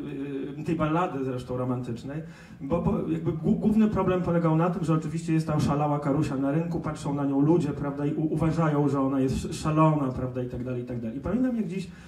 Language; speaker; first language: Polish; native; Polish